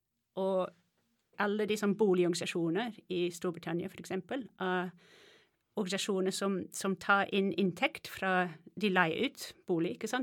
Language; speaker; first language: Norwegian; non-native, fluent; English